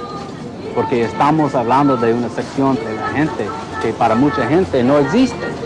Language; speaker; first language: Spanish; non-native, fluent; English